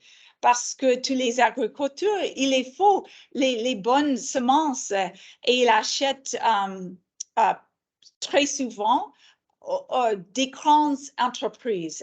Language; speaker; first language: French; non-native, fluent; English